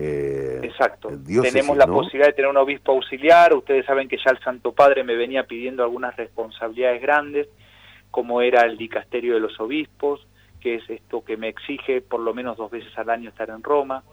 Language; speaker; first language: Spanish; native; Spanish